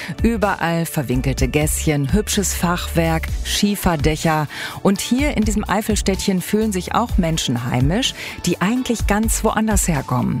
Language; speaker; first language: German; native; German